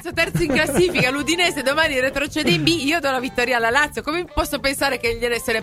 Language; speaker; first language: Italian; native; Italian